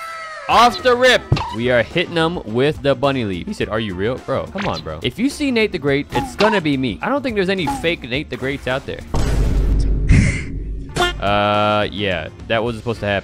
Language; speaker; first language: English; native; English